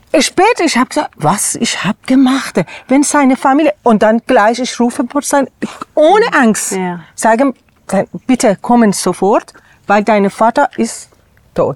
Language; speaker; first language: German; non-native, learner; Persian